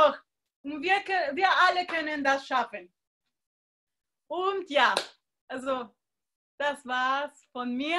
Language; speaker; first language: German; non-native, fluent; Spanish